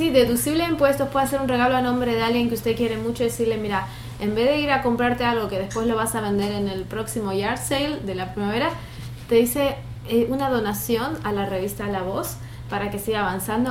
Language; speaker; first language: Spanish; native; Spanish